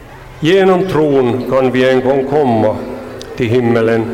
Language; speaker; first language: Swedish; non-native, local second language; Finnish